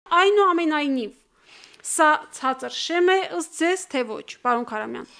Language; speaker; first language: Armenian; native; Armenian